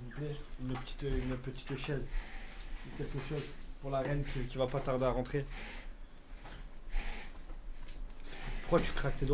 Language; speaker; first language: French; native; French